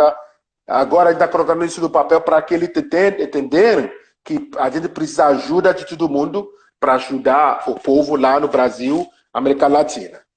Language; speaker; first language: Portuguese; non-native, learner; Yoruba